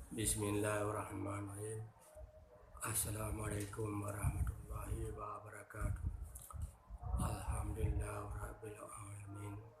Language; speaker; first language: Malay; non-native, local second language; Achinese